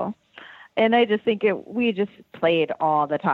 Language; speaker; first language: English; native; English